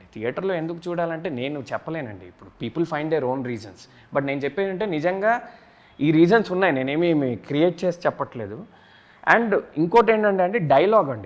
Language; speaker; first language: Telugu; native; Telugu